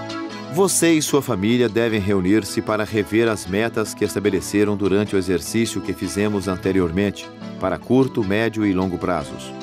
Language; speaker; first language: Portuguese; native; Portuguese